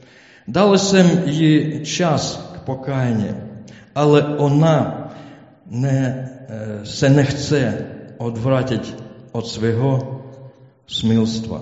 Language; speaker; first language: Czech; non-native, learner; Ukrainian